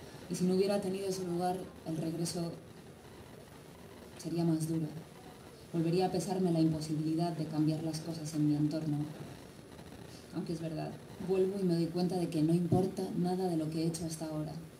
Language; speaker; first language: Spanish; native; Spanish